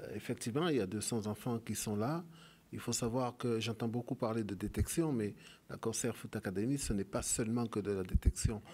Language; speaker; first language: French; native; French